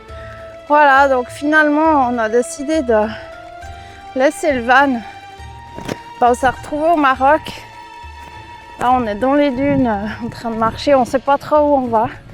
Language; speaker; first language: French; native; French